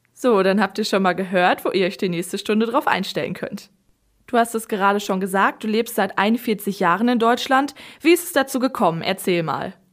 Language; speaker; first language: German; native; German